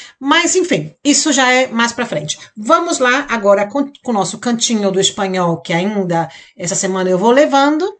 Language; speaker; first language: Portuguese; native; Portuguese